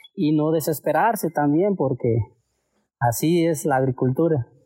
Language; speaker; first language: Spanish; native; Spanish